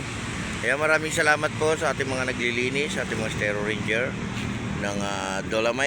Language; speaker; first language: Filipino; native; Filipino